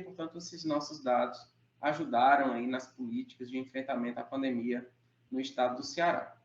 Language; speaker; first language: Portuguese; native; Portuguese